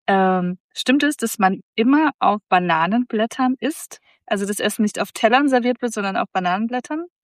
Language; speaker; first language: German; native; German